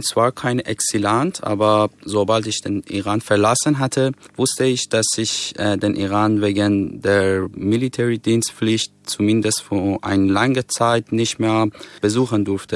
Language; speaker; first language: German; non-native, fluent; Persian